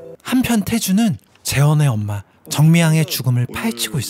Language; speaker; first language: Korean; native; Korean